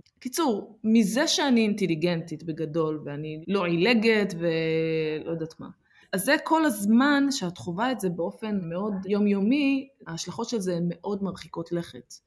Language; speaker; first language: Hebrew; early bilingual, other home language; Amharic